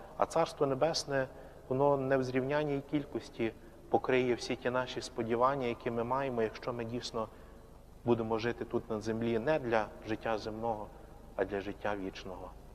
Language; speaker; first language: Ukrainian; native; Ukrainian